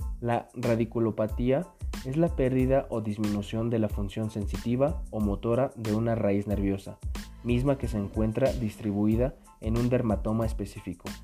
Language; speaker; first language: Spanish; native; Spanish